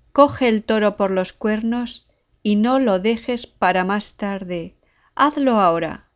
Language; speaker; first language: Spanish; native; Spanish